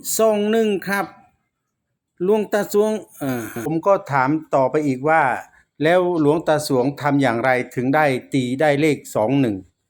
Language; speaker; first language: Thai; native; Thai